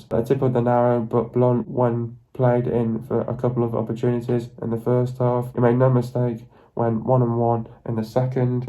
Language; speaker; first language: English; native; English